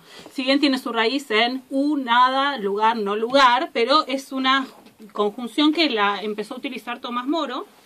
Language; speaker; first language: Spanish; native; Spanish